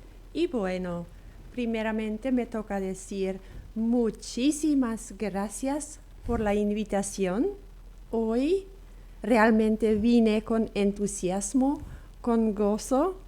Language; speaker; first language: Spanish; non-native, local second language; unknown